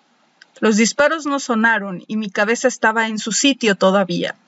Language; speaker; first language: Spanish; native; Spanish